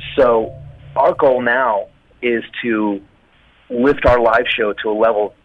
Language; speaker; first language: English; native; English